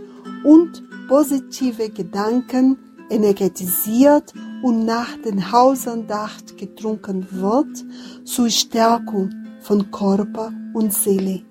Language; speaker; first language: German; non-native, fluent; Portuguese